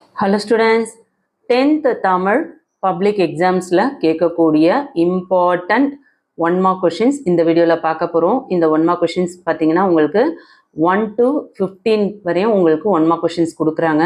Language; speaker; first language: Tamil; native; Tamil